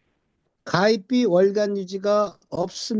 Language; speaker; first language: Korean; native; Korean